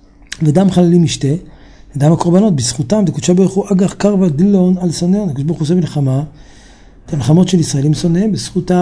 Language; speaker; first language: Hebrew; native; Hebrew